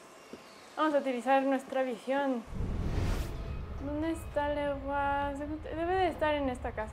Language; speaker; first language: Spanish; native; Spanish